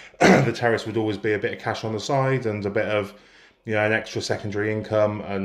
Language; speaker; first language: English; native; English